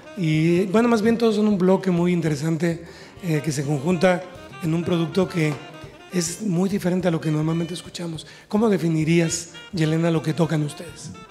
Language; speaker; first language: Spanish; native; Spanish